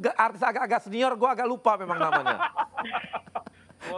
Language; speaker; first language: Indonesian; native; Indonesian